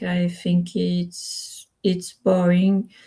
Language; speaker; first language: English; non-native, learner; Spanish